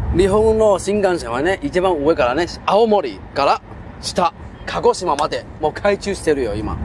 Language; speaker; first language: Japanese; non-native, fluent; Cantonese